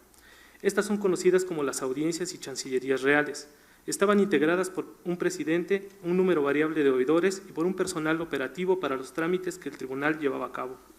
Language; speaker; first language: Spanish; native; Spanish